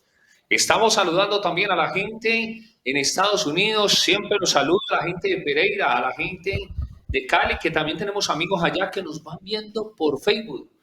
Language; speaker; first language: Spanish; native; Spanish